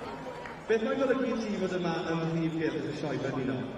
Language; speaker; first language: Welsh; native; Welsh